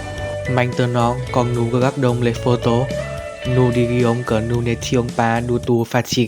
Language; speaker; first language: French; non-native, learner; Vietnamese